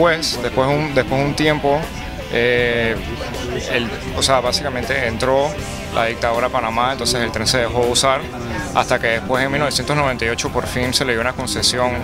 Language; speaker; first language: Spanish; native; Spanish